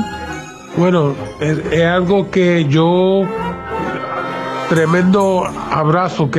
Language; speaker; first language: Spanish; early bilingual, heritage; English